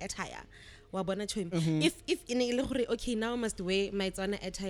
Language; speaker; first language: English; non-native, local second language; Tswana